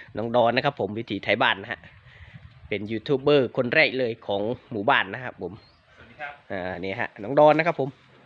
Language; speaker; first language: Thai; native; Thai